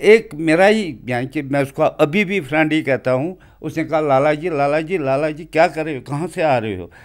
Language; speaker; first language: Hindi; non-native, local second language; Kashmiri